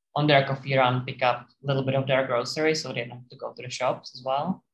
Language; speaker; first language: English; non-native, fluent; Czech